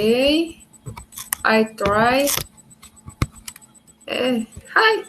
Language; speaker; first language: English; non-native, learner; Russian